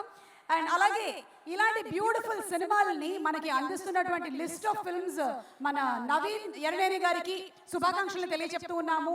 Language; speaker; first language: Telugu; native; Telugu